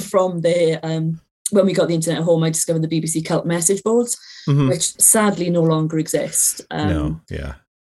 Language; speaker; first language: English; native; English